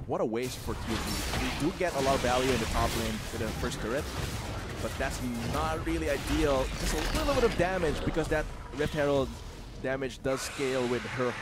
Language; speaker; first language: English; non-native, local second language; Filipino